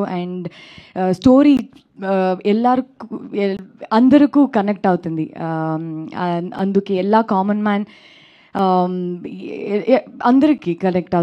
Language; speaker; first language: Telugu; non-native, learner; Kannada